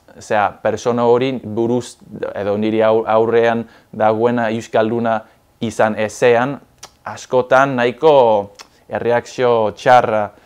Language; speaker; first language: Basque; non-native, fluent; English